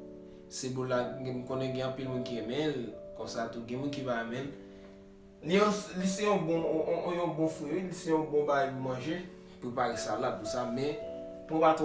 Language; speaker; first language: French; non-native, learner; Haitian Creole